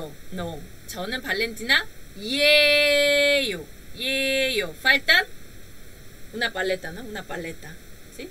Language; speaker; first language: Spanish; non-native, learner; Korean